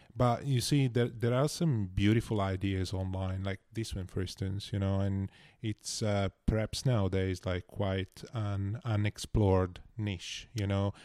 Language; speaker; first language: English; non-native, fluent; Italian